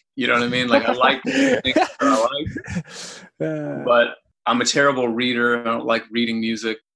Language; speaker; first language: English; native; English